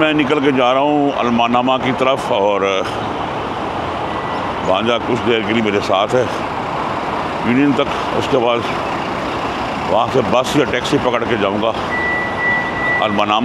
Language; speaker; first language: Urdu; non-native, local second language; Punjabi